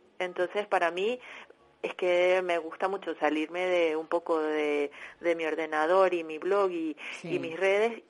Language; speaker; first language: Spanish; native; Spanish